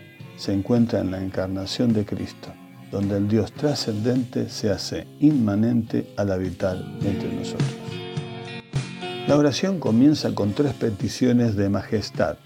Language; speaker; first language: Spanish; native; Spanish